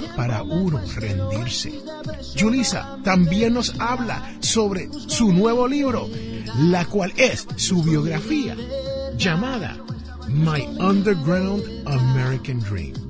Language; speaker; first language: Spanish; early bilingual, heritage; Spanish